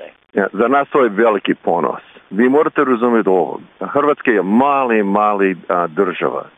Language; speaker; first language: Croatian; early bilingual, heritage; Croatian